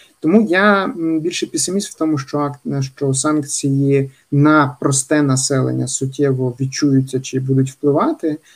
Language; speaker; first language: Ukrainian; native; Ukrainian